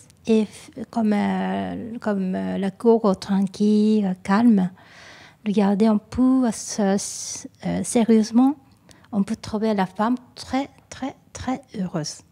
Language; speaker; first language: French; non-native, learner; Japanese